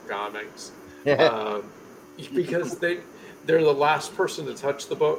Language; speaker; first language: English; native; English